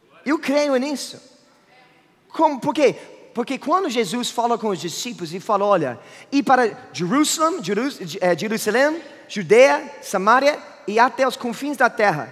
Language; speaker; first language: Portuguese; non-native, fluent; English